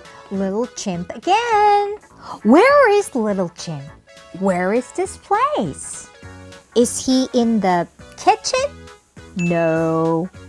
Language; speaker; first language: English; non-native, fluent; Korean